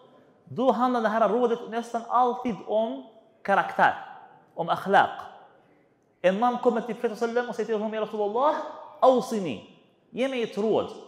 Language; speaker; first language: Swedish; non-native, fluent; Arabic